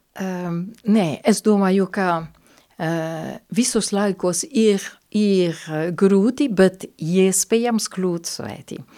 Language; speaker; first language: Latvian; non-native, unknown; Italian